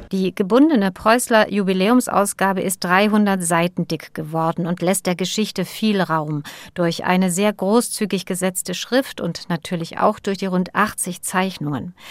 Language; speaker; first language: German; native; German